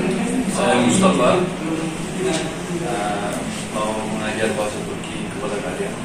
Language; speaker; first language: Indonesian; non-native, fluent; Turkish